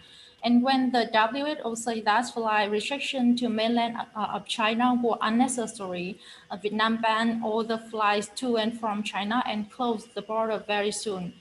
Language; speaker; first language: English; non-native, fluent; Vietnamese